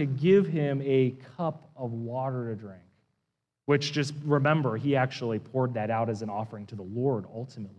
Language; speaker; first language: English; native; English